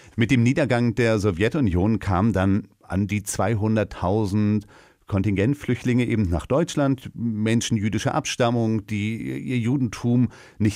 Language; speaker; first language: German; native; German